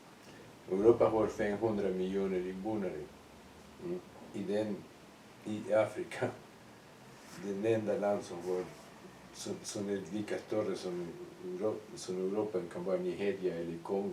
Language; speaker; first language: Swedish; non-native, learner; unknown